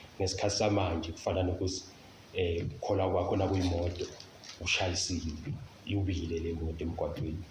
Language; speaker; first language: Zulu; non-native, local second language; Swati